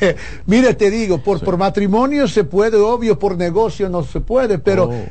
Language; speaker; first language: Spanish; early bilingual, heritage; Spanish